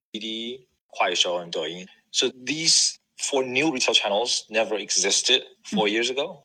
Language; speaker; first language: English; non-native, fluent; Chinese